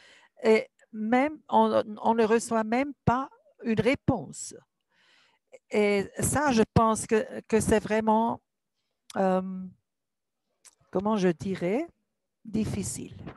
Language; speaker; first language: French; non-native, local second language; German